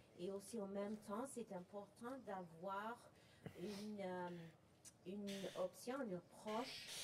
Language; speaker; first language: French; non-native, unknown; English